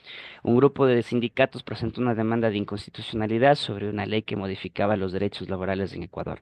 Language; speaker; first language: Spanish; native; Spanish